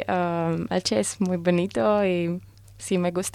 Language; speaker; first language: Spanish; non-native, learner; Czech